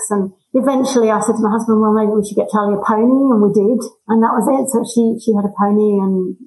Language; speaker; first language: English; native; English